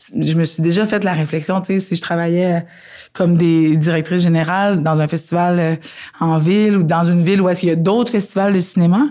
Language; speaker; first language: French; native; French